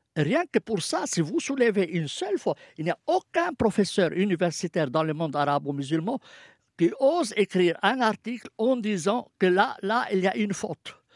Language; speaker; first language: French; non-native, fluent; Arabic